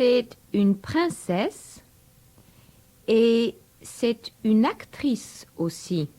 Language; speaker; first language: French; non-native, fluent; English